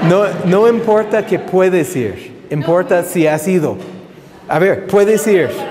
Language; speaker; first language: Spanish; non-native, fluent; English